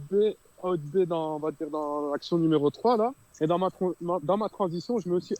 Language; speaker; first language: French; native; French